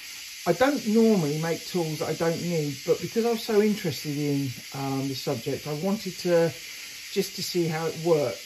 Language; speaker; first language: English; native; English